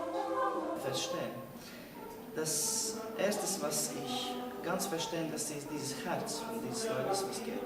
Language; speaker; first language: German; non-native, fluent; Latvian